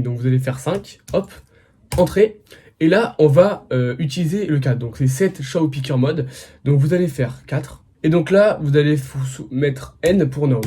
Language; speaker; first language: French; native; French